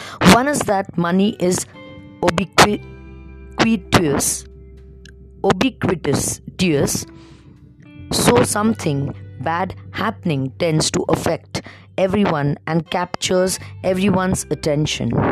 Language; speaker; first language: English; non-native, local second language; Marathi